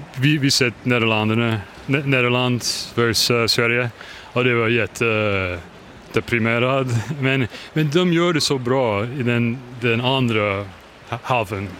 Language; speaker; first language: Swedish; non-native, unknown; English